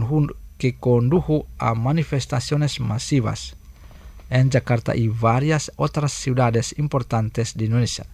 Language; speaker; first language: Spanish; non-native, fluent; Indonesian